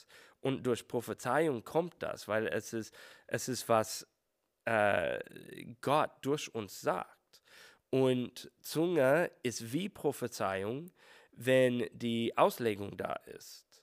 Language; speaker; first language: German; non-native, learner; English